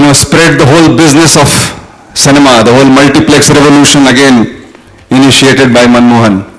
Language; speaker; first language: English; non-native, local second language; Hindi